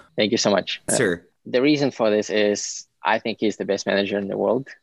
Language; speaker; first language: English; non-native, fluent; Ukrainian